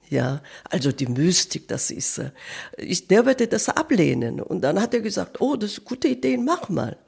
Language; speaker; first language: German; non-native, learner; Korean